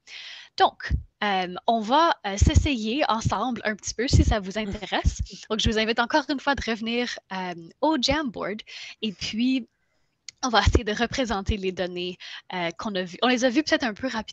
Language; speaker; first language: French; native; French